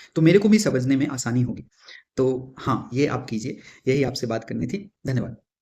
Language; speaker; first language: Hindi; native; Hindi